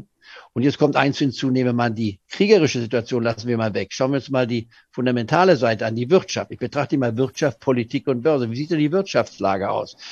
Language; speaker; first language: German; native; German